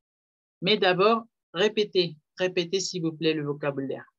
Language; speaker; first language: French; non-native, fluent; Spanish